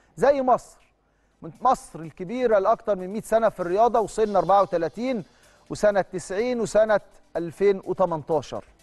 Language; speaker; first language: Arabic; native; Arabic